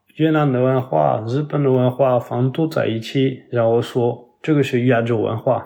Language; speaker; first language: Chinese; non-native, learner; French